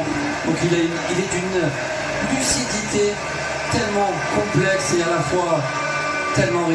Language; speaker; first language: French; native; French